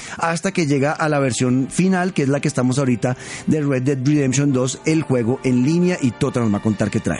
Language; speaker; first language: Spanish; native; Spanish